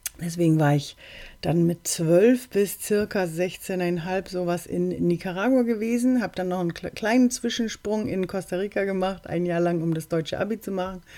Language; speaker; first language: German; early bilingual, other home language; Spanish